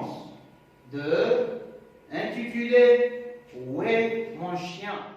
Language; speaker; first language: French; non-native, local second language; Arabic